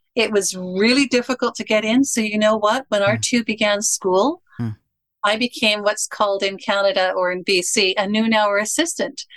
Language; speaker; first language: English; native; English